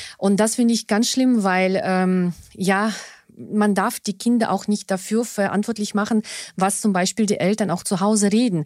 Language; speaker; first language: German; non-native, fluent; Russian